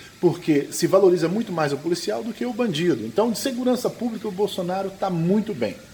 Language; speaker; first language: Portuguese; native; Portuguese